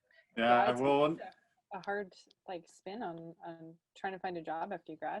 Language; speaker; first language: English; native; English